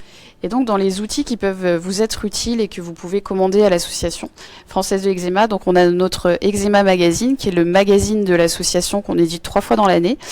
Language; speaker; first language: French; native; French